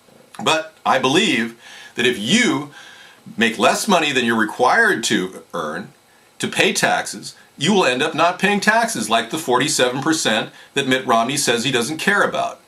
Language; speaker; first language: English; native; English